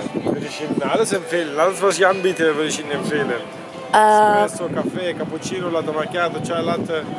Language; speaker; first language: German; early bilingual, other home language; Persian